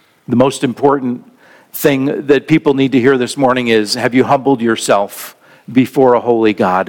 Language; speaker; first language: English; native; English